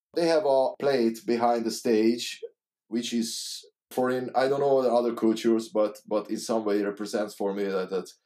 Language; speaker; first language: English; non-native, learner; Hungarian